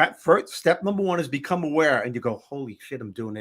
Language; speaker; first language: English; native; English